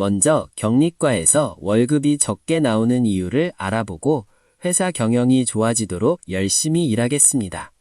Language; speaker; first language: Korean; non-native, learner; Nepali